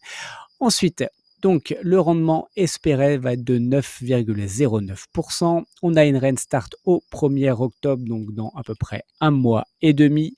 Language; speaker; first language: French; native; French